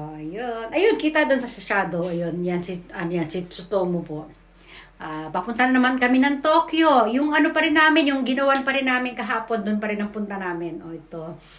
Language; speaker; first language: Filipino; native; Filipino